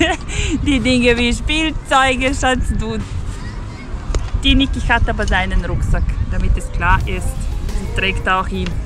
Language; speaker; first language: German; non-native, fluent; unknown